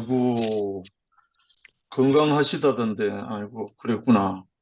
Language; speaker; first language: Korean; native; Korean